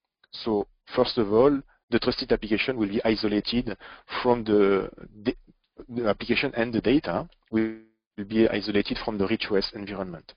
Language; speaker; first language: English; non-native, fluent; French